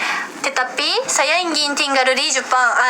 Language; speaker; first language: Indonesian; non-native, learner; Japanese